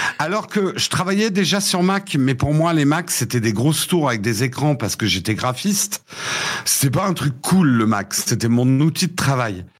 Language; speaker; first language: French; early bilingual, other home language; English